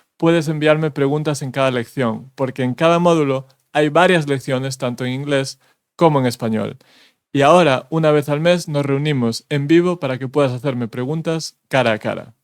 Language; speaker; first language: Spanish; native; Spanish